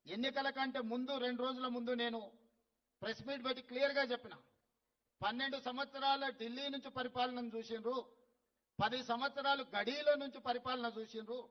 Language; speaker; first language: Telugu; native; Telugu